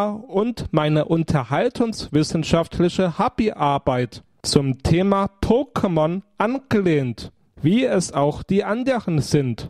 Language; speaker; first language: German; native; German